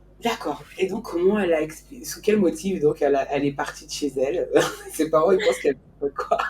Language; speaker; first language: French; native; French